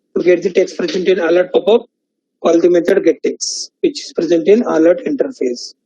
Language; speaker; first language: English; non-native, local second language; Marathi